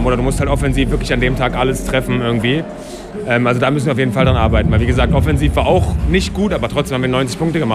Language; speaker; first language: German; native; German